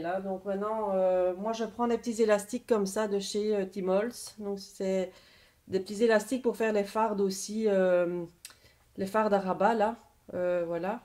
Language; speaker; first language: French; native; French